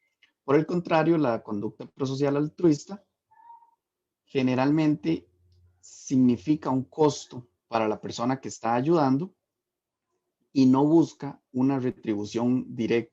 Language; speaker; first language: Spanish; native; Spanish